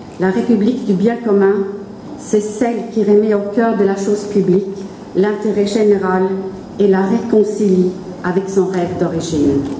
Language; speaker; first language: French; non-native, fluent; Norwegian